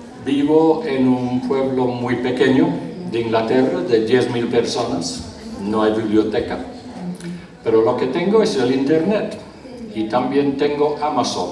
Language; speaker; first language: Spanish; non-native, fluent; English